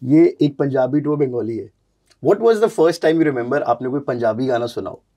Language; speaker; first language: Hindi; native; Hindi